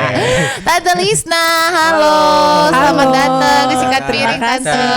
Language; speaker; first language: Indonesian; native; Indonesian